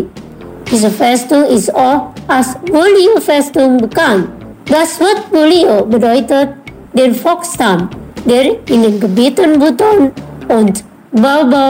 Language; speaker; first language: German; non-native, learner; Indonesian